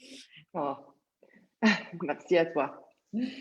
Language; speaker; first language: French; non-native, learner; Italian